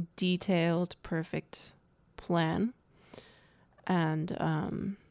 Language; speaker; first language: English; native; English